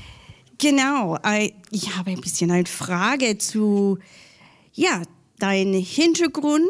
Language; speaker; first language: German; non-native, fluent; English